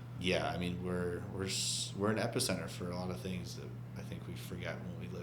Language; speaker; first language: English; native; English